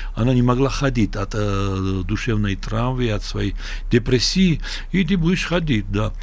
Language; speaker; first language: Russian; non-native, local second language; Georgian